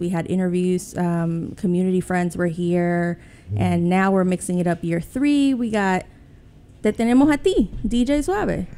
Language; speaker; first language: English; early bilingual, other home language; Spanish